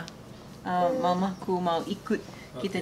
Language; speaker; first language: Indonesian; non-native, learner; English